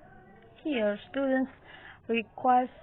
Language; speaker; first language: English; non-native, learner; Indonesian